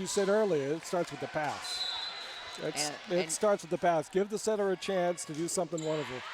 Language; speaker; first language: English; native; English